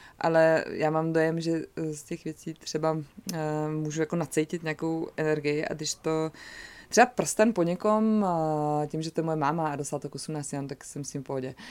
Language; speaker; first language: Czech; native; Czech